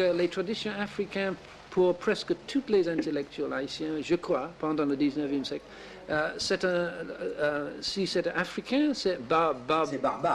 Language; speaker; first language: French; non-native, learner; English